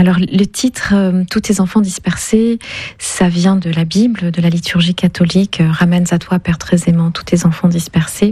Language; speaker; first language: French; non-native, local second language; Kinyarwanda